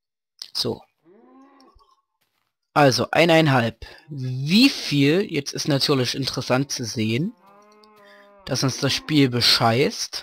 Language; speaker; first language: German; native; German